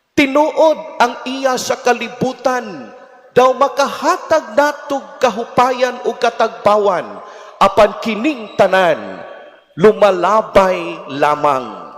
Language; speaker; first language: Cebuano; native; Cebuano